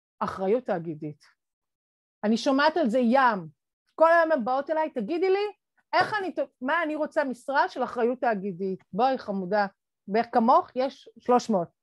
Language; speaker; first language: Hebrew; native; Hebrew